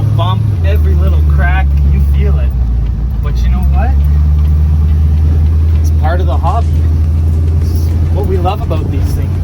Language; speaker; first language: English; native; English